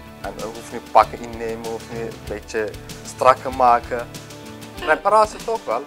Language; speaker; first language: Dutch; non-native, learner; Turkish